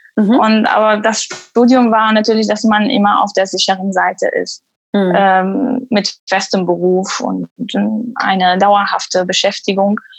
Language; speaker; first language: German; non-native, fluent; Arabic